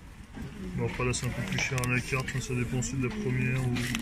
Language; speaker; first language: French; native; French